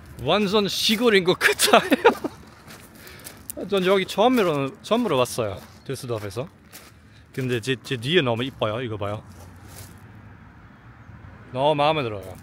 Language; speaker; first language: Korean; non-native, fluent; German